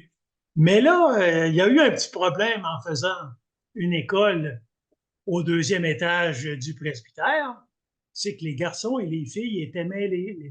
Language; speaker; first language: French; native; French